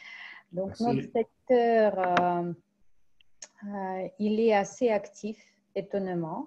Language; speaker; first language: French; non-native, fluent; Russian